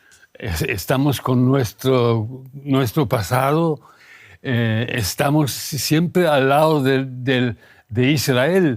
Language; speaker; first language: Spanish; non-native, fluent; German